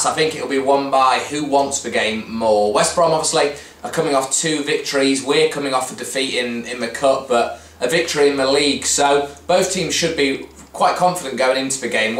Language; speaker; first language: English; native; English